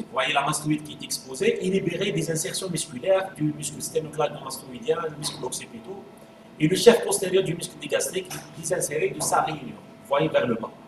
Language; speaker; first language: French; non-native, local second language; Arabic